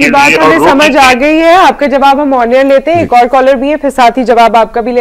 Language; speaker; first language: Urdu; native; Urdu